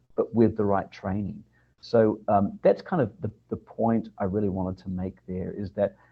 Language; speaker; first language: English; native; English